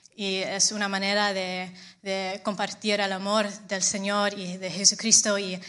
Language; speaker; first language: Spanish; non-native, fluent; English